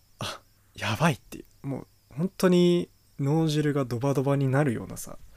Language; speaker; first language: Japanese; native; Japanese